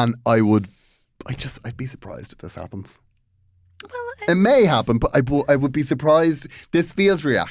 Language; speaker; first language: English; native; English